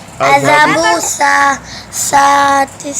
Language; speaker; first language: Arabic; non-native, learner; Urdu